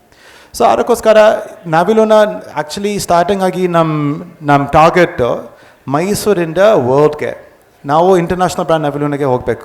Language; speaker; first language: Kannada; non-native, fluent; English